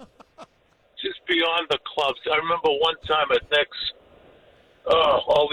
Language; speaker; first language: English; native; English